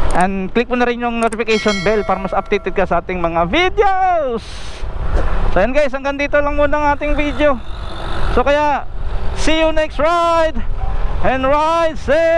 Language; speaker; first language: Filipino; native; Filipino